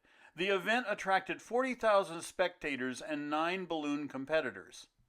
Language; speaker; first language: English; native; English